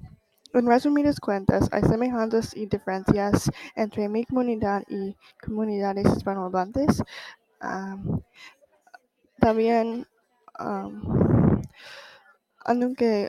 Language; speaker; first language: Spanish; non-native, learner; English